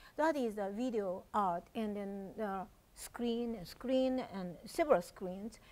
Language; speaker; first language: English; non-native, learner; Japanese